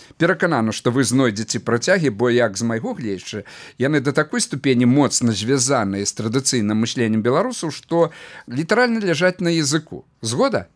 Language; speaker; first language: Belarusian; native; Belarusian